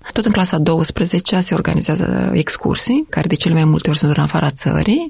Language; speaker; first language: Romanian; native; Romanian